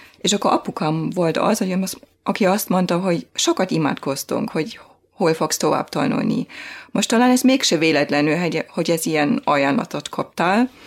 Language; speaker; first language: Hungarian; non-native, fluent; German